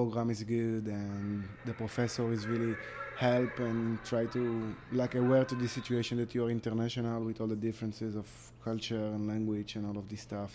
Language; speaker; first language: English; non-native, learner; Hebrew